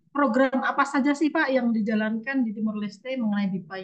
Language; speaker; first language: Indonesian; native; Indonesian